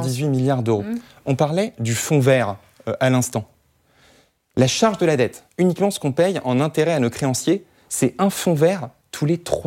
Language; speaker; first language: French; native; French